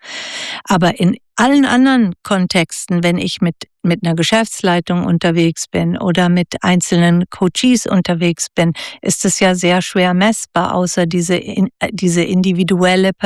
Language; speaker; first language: German; native; German